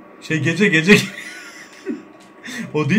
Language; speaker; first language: Turkish; native; Turkish